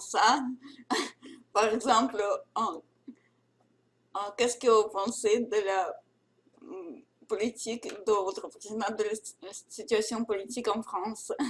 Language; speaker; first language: French; non-native, learner; Russian